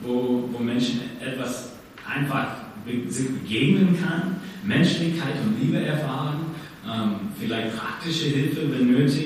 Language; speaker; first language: German; non-native, fluent; English